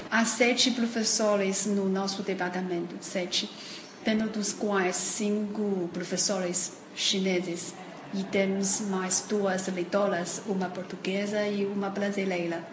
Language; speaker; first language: Portuguese; non-native, fluent; Chinese